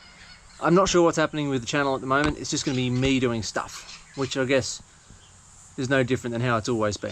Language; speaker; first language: English; native; English